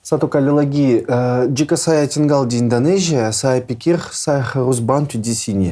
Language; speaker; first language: Indonesian; non-native, learner; Russian